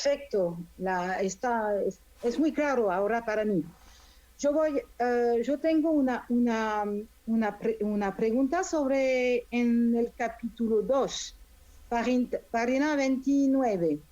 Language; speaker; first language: Spanish; non-native, fluent; French